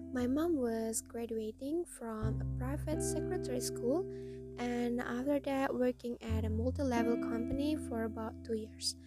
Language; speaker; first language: English; non-native, fluent; Indonesian